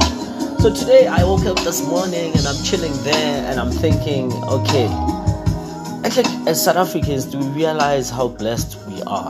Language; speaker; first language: English; non-native, local second language; Zulu